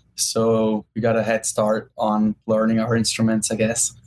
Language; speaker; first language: English; non-native, fluent; German